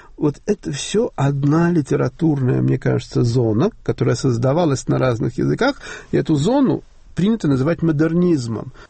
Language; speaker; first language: Russian; native; Russian